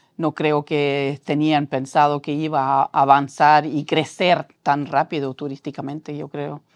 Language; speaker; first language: Spanish; non-native, fluent; Norwegian